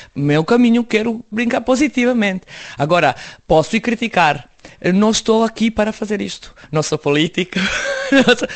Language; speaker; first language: Portuguese; non-native, fluent; Serbian